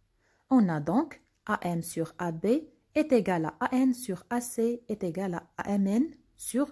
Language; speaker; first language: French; non-native, local second language; Arabic